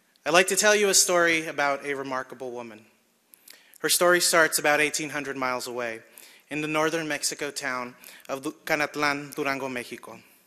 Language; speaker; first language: English; early bilingual, other home language; Spanish